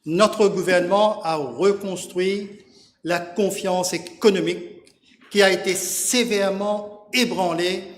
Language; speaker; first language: French; non-native, local second language; Morisyen